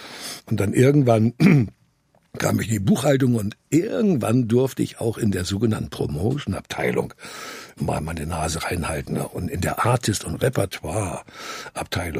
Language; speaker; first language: German; native; German